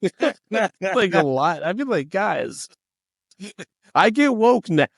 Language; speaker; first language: English; native; English